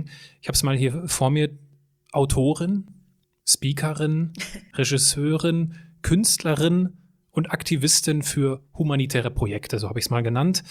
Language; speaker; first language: German; native; German